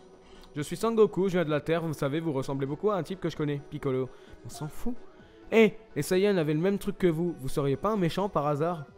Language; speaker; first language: French; native; French